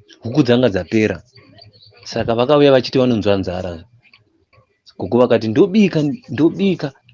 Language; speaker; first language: Shona; non-native, local second language; North Ndebele